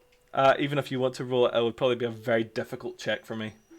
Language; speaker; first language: English; native; English